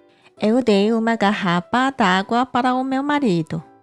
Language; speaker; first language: Portuguese; non-native, learner; Korean